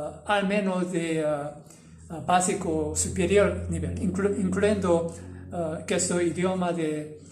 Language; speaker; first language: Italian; non-native, learner; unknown